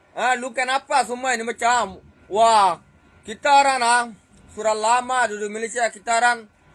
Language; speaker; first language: Malay; non-native, fluent; Rohingya